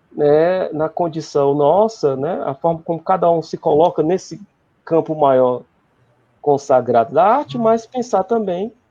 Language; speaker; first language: Portuguese; native; Portuguese